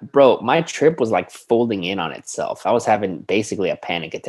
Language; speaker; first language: English; native; English